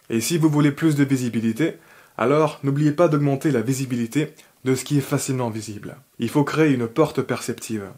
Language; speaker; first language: French; native; French